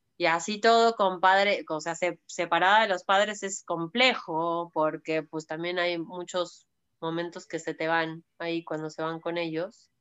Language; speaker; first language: Spanish; native; Spanish